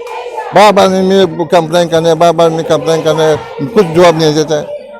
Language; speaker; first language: Hindi; non-native, learner; Persian